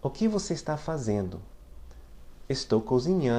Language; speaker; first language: Portuguese; non-native, fluent; English